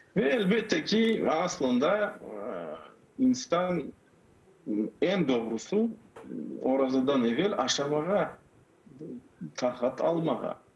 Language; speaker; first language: Turkish; non-native, fluent; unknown